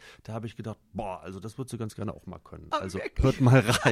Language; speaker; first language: German; native; German